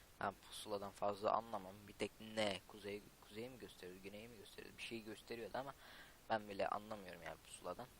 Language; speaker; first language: Turkish; native; Turkish